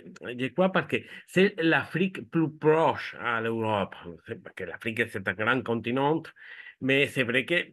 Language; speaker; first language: French; non-native, fluent; Spanish